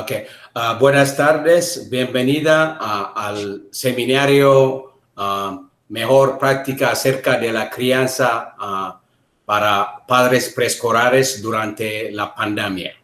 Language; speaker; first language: Spanish; non-native, learner; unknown